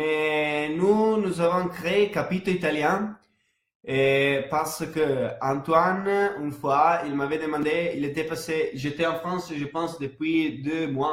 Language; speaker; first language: French; non-native, fluent; Italian